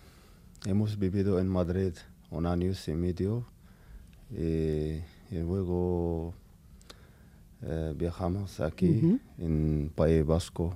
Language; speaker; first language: Spanish; non-native, learner; Arabic